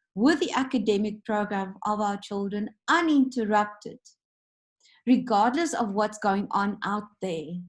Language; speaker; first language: English; non-native, local second language; Afrikaans